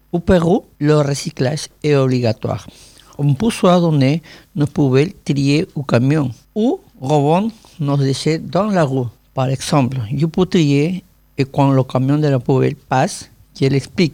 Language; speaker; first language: French; non-native, learner; Spanish